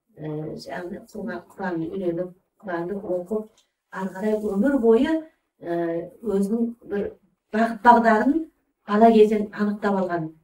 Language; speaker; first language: Kazakh; early bilingual, heritage; Kazakh